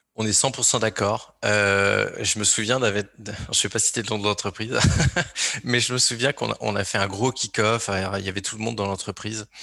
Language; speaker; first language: French; native; French